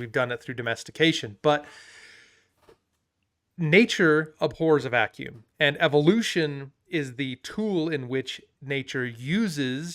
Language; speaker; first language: English; native; English